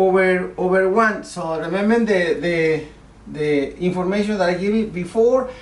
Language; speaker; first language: English; non-native, learner; Spanish